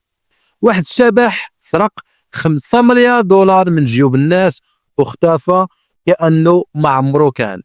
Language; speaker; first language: Arabic; native; Arabic